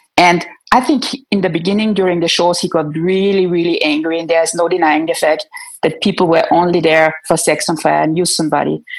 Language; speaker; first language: English; non-native, fluent; German